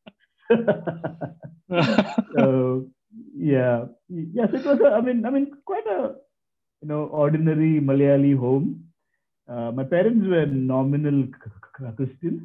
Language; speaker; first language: English; non-native, local second language; Malayalam